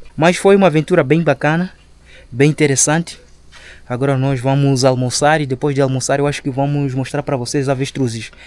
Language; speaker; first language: Portuguese; non-native, local second language; Shona